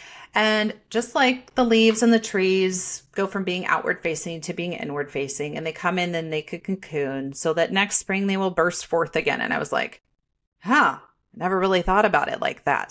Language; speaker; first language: English; native; English